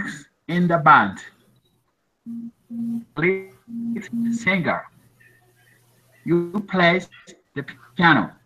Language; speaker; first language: English; non-native, learner; Spanish